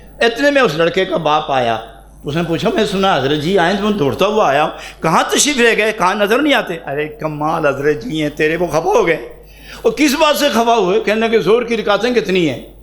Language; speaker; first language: Urdu; non-native, local second language; Punjabi